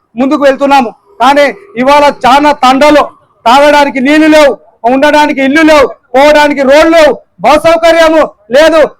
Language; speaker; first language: Telugu; non-native, local second language; Lambadi